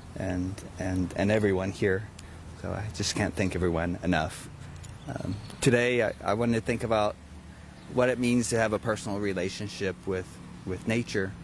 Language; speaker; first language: English; native; English